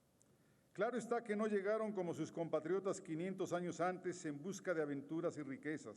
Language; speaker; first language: Spanish; native; Spanish